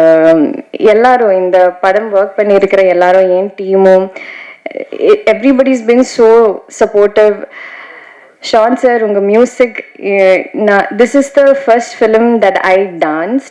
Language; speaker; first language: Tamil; non-native, learner; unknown